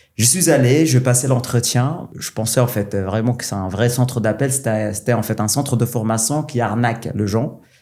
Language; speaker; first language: French; non-native, local second language; Arabic